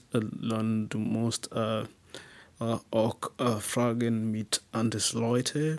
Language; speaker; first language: German; non-native, learner; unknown